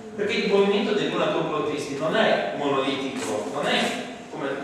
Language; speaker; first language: Italian; native; Italian